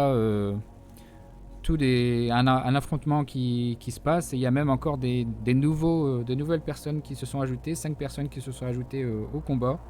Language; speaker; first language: French; native; French